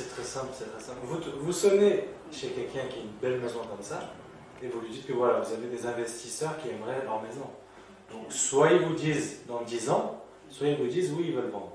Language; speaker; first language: French; early bilingual, other home language; Turkish